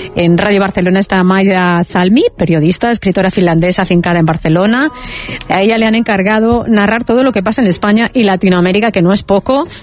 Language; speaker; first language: Spanish; native; Spanish